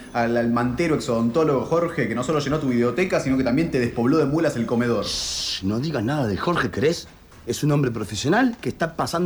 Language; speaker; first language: Spanish; native; Spanish